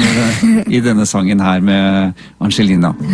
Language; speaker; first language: Norwegian; native; Norwegian